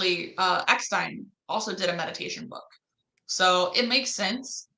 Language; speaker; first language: English; native; English